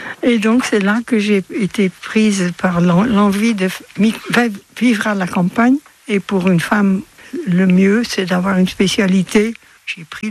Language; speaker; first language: French; non-native, fluent; Dutch